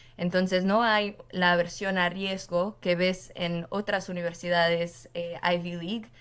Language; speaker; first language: Spanish; non-native, fluent; Portuguese